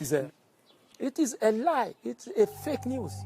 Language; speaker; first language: English; non-native, learner; Sango